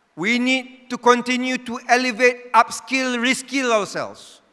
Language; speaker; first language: English; non-native, local second language; Malay